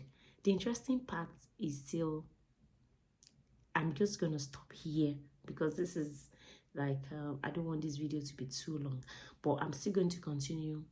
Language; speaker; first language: English; non-native, local second language; Yoruba